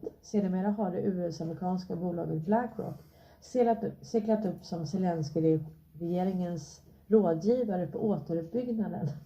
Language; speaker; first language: Swedish; native; Swedish